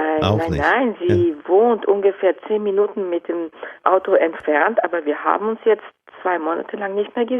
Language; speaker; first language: German; non-native, fluent; Japanese